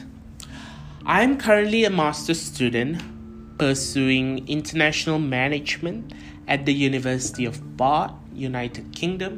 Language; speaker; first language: English; non-native, local second language; Tamil